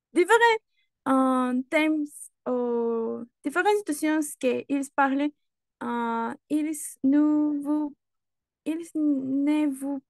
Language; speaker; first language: French; non-native, learner; Spanish